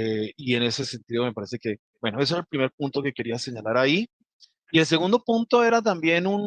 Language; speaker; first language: Spanish; native; Spanish